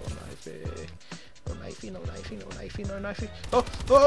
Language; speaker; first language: English; native; English